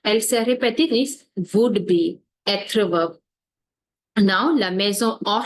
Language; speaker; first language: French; non-native, fluent; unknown